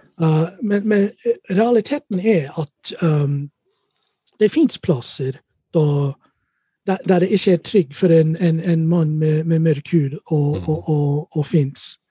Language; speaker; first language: Norwegian; non-native, fluent; English